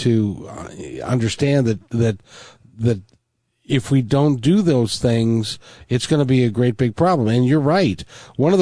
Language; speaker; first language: English; native; English